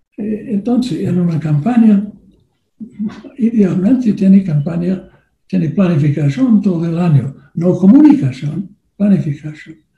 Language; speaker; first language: Spanish; non-native, learner; English